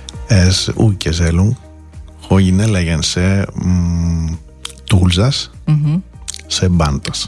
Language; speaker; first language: Hungarian; non-native, fluent; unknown